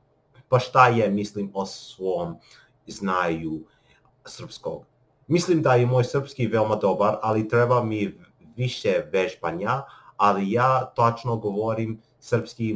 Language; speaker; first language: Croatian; non-native, learner; English